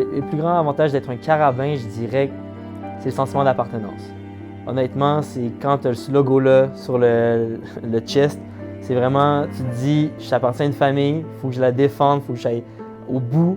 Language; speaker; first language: French; native; French